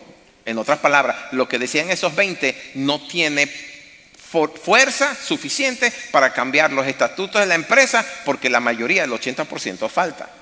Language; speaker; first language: Spanish; native; Spanish